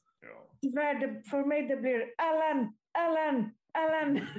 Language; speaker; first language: Swedish; non-native, fluent; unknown